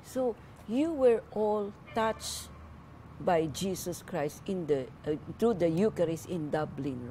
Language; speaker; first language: English; non-native, local second language; Filipino